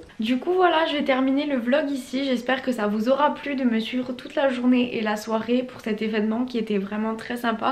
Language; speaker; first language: French; native; French